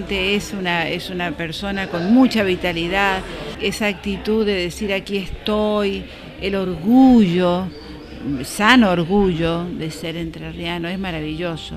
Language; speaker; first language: Spanish; native; Spanish